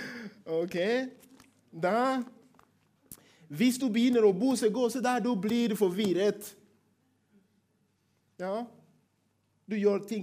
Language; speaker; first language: Norwegian; non-native, fluent; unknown